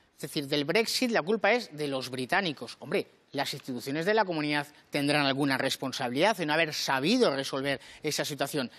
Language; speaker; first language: Spanish; native; Spanish